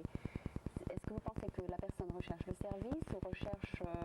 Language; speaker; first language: French; native; French